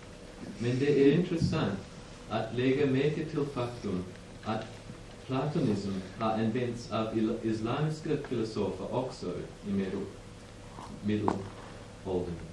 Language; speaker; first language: Swedish; non-native, fluent; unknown